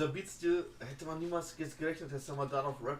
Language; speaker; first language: German; native; German